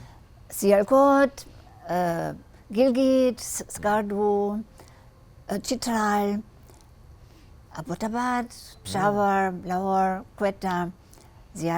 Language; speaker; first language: Hindi; non-native, learner; German